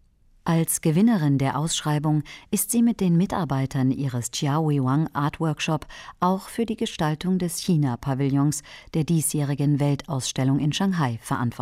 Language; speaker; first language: German; native; German